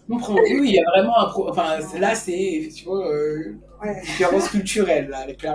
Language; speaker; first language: French; native; French